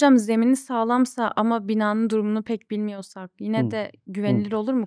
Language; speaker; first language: Turkish; native; Turkish